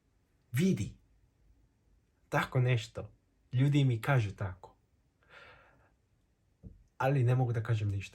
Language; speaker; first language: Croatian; non-native, fluent; Korean